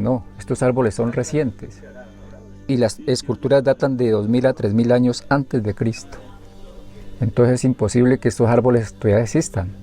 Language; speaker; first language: Spanish; native; Spanish